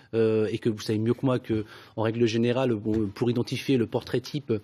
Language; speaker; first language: French; native; French